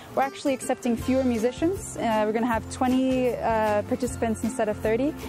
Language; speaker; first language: English; native; English